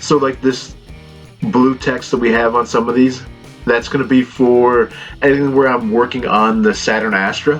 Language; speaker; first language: English; native; English